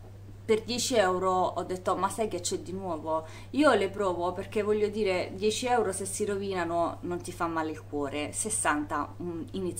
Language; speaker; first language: Italian; native; Italian